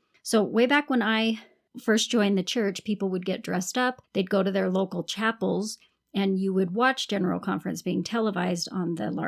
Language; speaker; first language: English; native; English